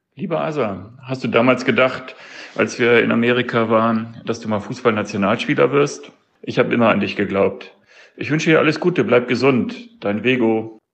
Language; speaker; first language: German; native; German